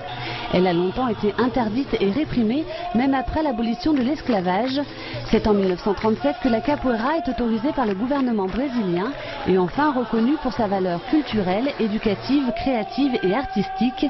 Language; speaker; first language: French; native; French